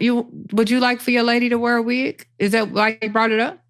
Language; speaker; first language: English; native; English